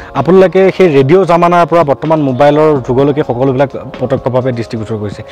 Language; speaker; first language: Assamese; native; Assamese